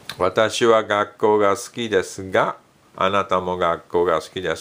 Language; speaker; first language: Japanese; non-native, fluent; English